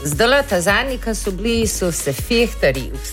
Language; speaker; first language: Slovenian; early bilingual, heritage; Slovenian